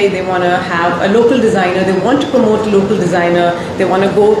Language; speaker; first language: Bangla; early bilingual, heritage; Bangla